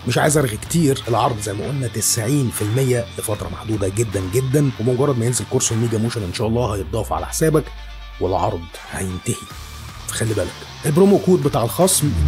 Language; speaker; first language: Arabic; native; Arabic